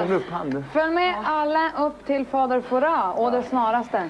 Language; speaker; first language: Swedish; native; Swedish